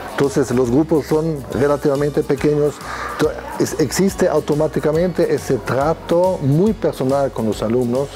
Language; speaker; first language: Spanish; non-native, fluent; German